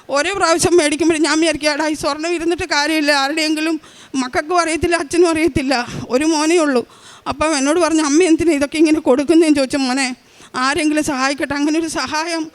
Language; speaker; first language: Malayalam; native; Malayalam